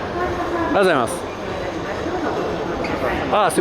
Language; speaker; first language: Japanese; non-native, fluent; English